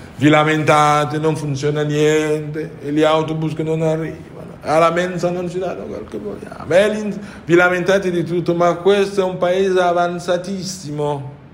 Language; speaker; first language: Italian; non-native, fluent; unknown